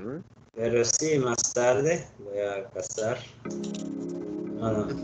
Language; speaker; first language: Spanish; non-native, learner; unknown